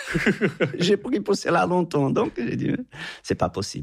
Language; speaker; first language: French; non-native, fluent; Portuguese